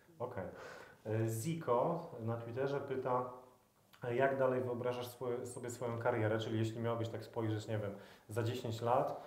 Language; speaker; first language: Polish; native; Polish